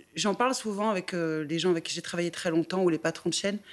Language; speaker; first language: French; native; French